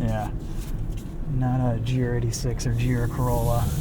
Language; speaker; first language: English; native; English